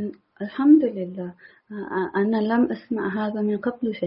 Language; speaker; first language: Arabic; non-native, learner; English